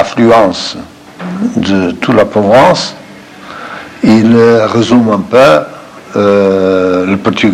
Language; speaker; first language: French; non-native, fluent; Portuguese